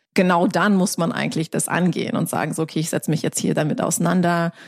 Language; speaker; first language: German; non-native, fluent; English